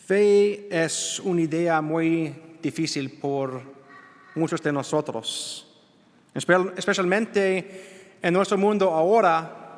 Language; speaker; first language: Spanish; non-native, learner; English